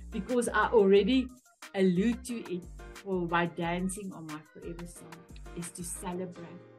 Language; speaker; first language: English; non-native, local second language; Afrikaans